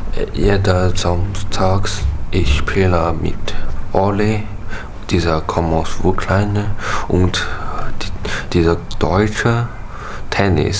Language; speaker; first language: German; non-native, learner; Chinese